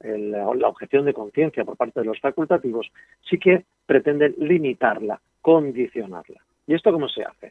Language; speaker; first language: Spanish; native; Spanish